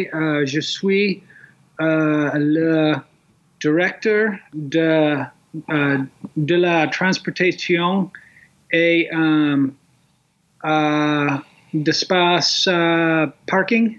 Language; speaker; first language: French; non-native, learner; English